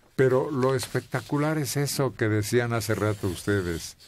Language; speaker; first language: Spanish; native; Spanish